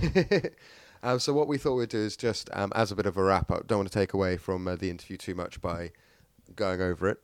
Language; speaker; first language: English; native; English